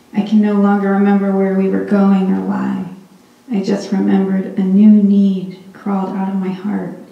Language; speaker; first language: English; early bilingual, other home language; Hindi